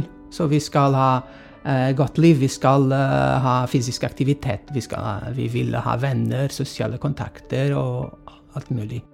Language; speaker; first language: Norwegian; non-native, fluent; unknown